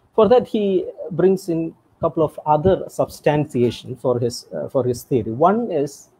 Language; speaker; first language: English; non-native, local second language; Tamil